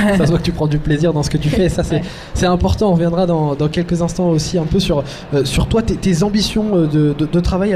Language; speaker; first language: French; native; French